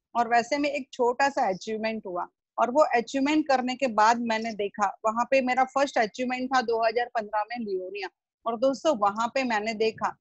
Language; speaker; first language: Hindi; non-native, local second language; Gujarati